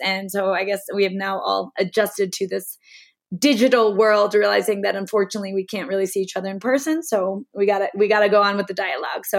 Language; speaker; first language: English; native; English